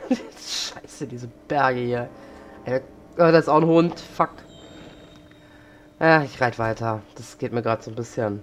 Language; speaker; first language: German; native; German